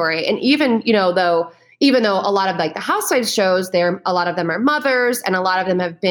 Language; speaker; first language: English; native; English